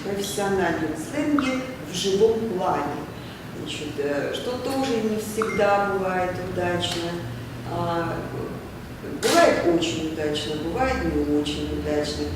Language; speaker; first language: Russian; native; Russian